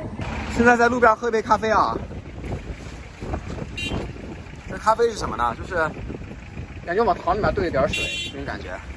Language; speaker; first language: Chinese; native; Chinese